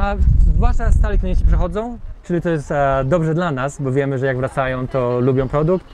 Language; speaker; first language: Polish; early bilingual, heritage; Polish